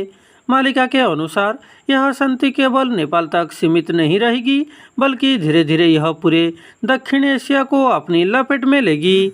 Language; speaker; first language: Hindi; non-native, local second language; Odia